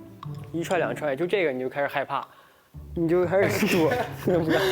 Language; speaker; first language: Chinese; native; Chinese